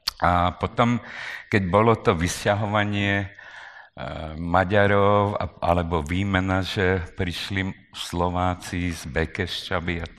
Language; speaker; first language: Slovak; non-native, local second language; Hungarian